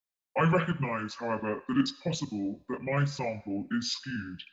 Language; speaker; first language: English; native; English